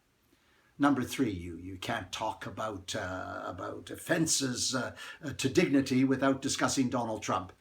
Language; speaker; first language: English; native; English